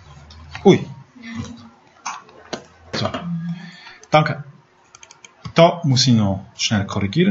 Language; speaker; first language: German; non-native, fluent; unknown